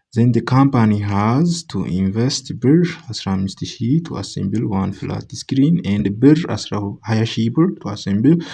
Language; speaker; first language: English; non-native, local second language; Amharic